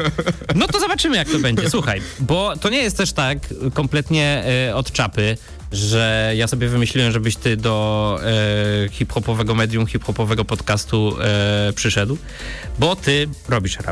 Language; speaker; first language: Polish; native; Polish